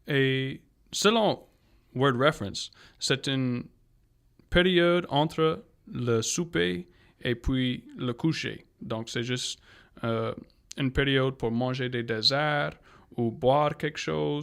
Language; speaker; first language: French; non-native, local second language; English